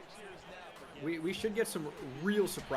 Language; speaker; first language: English; native; English